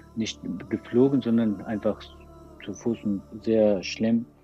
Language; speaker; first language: German; non-native, learner; Persian